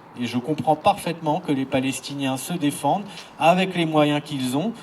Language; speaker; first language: French; native; French